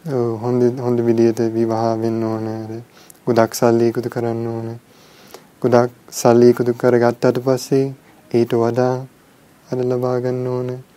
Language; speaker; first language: Sinhala; non-native, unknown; English